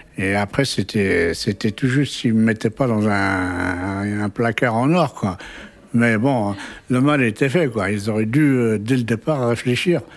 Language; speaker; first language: French; early bilingual, other home language; Kabyle